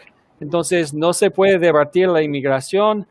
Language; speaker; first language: Spanish; non-native, fluent; English